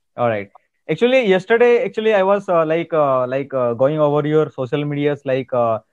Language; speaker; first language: English; non-native, local second language; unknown